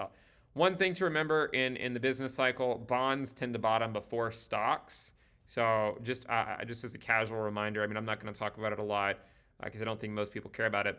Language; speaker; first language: English; native; English